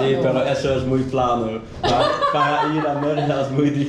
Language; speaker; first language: Spanish; non-native, learner; Dutch